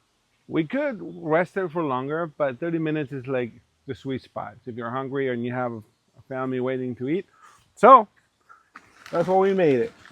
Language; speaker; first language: English; early bilingual, other home language; Spanish